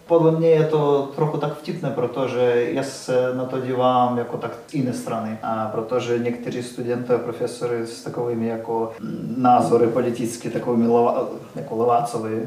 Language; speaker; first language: Czech; non-native, learner; Russian